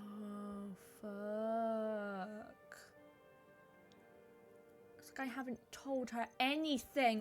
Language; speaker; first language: English; native; English